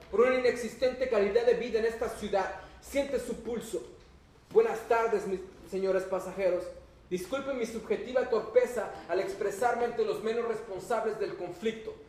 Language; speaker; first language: Spanish; native; Spanish